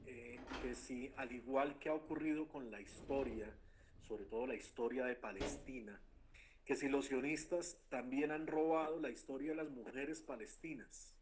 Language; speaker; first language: Spanish; native; Spanish